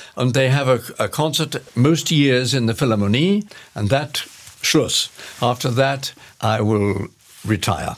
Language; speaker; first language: English; native; English